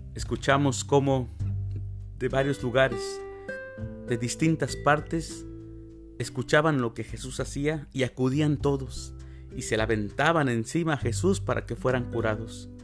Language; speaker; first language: Spanish; native; Spanish